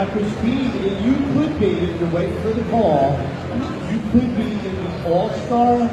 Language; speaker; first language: English; native; English